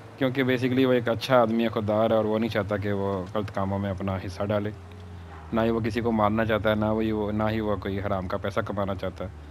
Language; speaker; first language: Urdu; native; Urdu